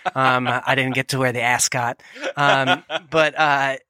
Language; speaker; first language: English; native; English